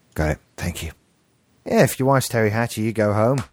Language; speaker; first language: English; native; English